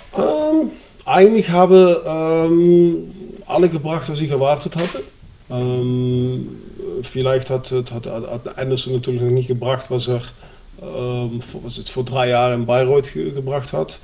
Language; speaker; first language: German; non-native, fluent; Dutch